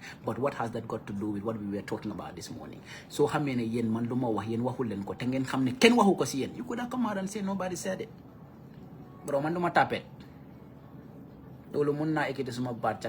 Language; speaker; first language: English; non-native, local second language; Wolof